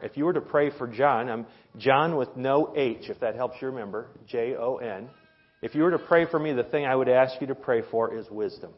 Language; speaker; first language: English; native; English